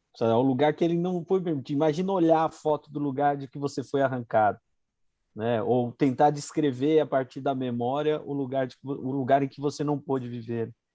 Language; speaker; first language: Portuguese; native; Portuguese